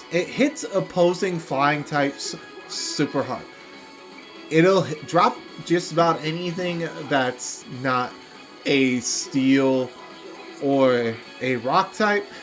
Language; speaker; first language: English; native; English